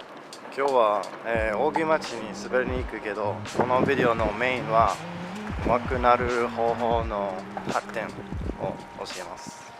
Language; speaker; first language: Japanese; non-native, fluent; English